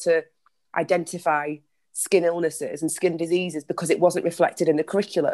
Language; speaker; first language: English; native; English